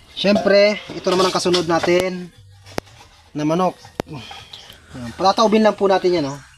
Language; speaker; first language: Filipino; non-native, local second language; Bikol